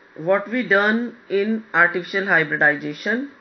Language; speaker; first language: English; non-native, local second language; Hindi